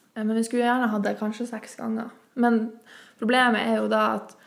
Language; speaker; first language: Norwegian; native; Norwegian